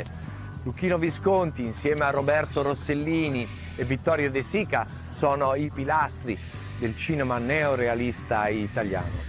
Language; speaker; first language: Italian; native; Italian